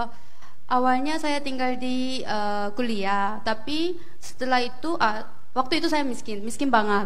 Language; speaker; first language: Indonesian; non-native, fluent; Korean